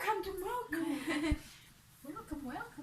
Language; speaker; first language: English; non-native, learner; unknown